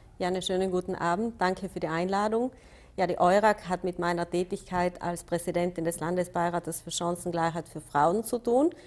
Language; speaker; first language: German; native; German